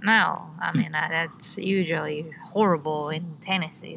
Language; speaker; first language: English; non-native, fluent; Japanese